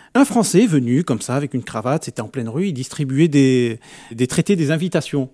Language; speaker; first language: French; native; French